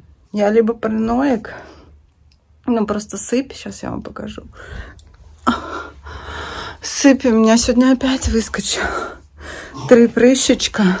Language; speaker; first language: Russian; native; Russian